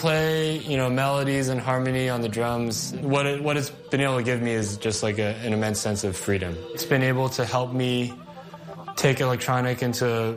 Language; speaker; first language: English; non-native, local second language; Cantonese